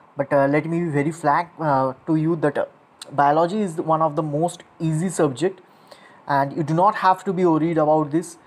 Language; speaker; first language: English; non-native, local second language; Bangla